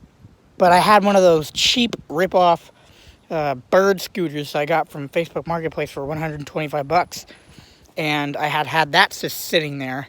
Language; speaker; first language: English; native; English